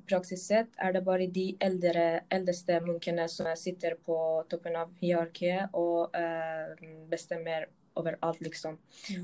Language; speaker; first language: Norwegian; non-native, local second language; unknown